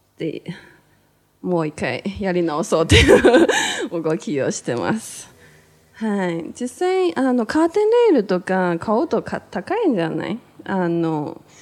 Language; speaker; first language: Japanese; native; Japanese